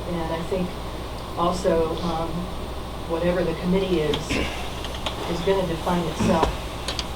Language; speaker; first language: English; native; English